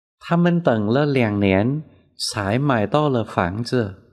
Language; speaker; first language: Chinese; non-native, fluent; Vietnamese